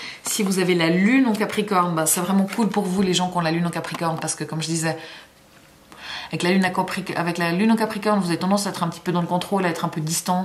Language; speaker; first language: French; native; French